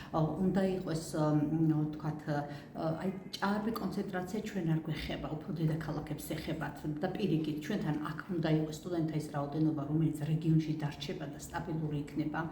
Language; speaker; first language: Georgian; native; Georgian